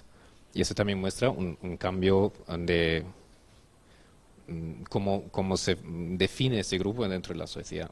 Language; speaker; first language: Spanish; non-native, fluent; German